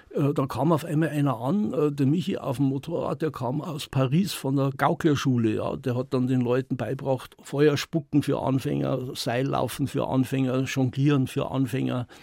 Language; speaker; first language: German; native; German